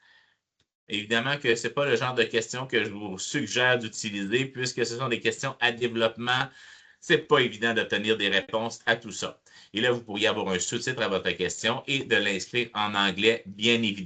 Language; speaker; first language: French; native; French